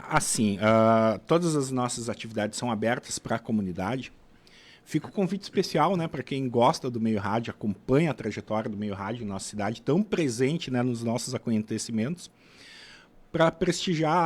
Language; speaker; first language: Portuguese; native; Portuguese